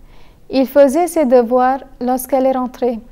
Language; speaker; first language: French; non-native, fluent; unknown